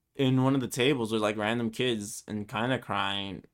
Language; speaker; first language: English; early bilingual, other home language; Spanish